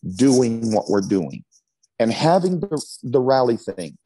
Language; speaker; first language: English; native; English